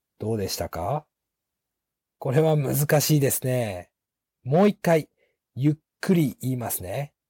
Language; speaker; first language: Japanese; native; Japanese